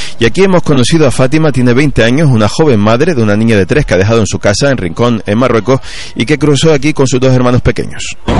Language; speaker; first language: Spanish; native; Spanish